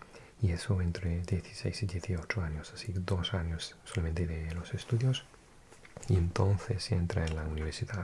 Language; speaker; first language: Spanish; non-native, fluent; English